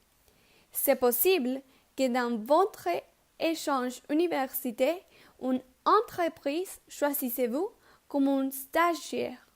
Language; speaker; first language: French; non-native, learner; Spanish